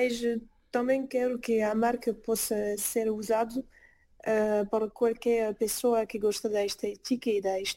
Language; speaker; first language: Portuguese; early bilingual, heritage; French